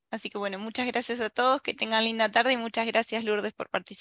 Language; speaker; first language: Spanish; native; Spanish